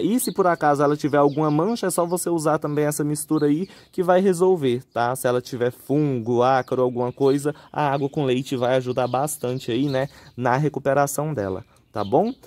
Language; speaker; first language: Portuguese; native; Portuguese